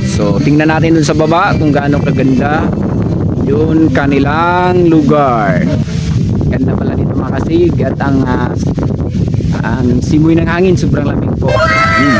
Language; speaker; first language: Filipino; non-native, local second language; Cebuano